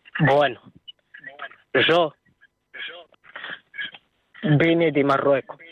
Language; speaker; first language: Spanish; non-native, learner; Arabic